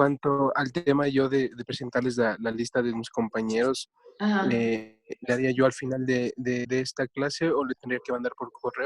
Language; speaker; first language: Spanish; native; Spanish